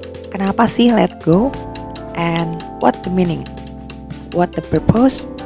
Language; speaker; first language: English; non-native, learner; Indonesian